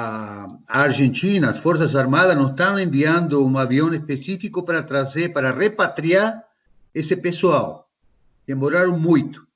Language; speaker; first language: Portuguese; non-native, fluent; Spanish